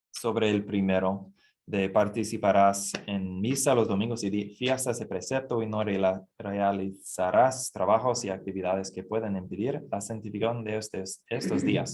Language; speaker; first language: Spanish; non-native, fluent; English